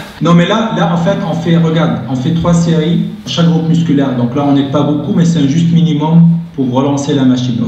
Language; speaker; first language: French; native; French